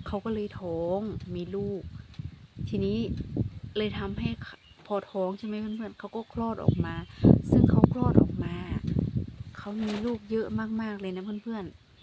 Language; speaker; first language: Thai; non-native, local second language; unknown